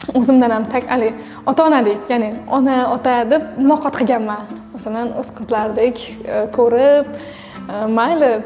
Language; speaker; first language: Uzbek; non-native, local second language; Russian